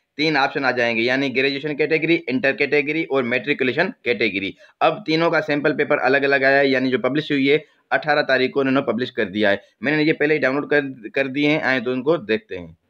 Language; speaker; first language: Urdu; non-native, local second language; Sindhi